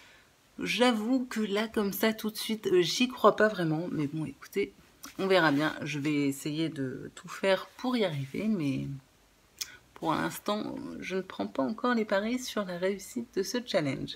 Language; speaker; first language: French; native; French